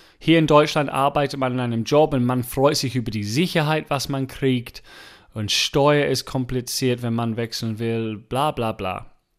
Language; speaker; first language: German; non-native, fluent; English